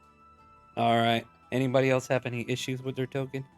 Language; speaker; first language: English; native; English